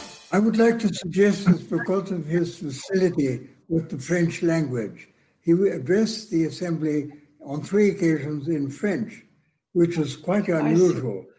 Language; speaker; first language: English; non-native, local second language; Punjabi